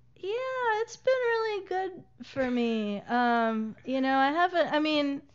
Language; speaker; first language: English; native; English